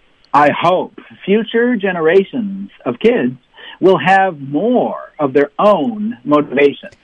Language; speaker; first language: English; native; English